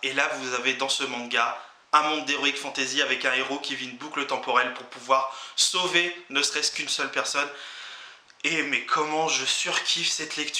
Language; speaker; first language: French; native; French